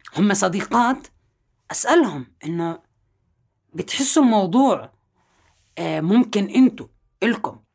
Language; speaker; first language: Arabic; native; Arabic